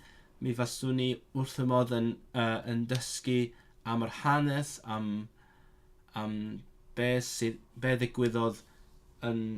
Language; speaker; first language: Welsh; non-native, learner; Cantonese